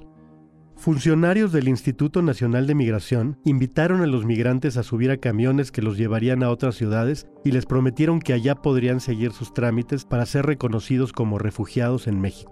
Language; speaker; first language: Spanish; native; Spanish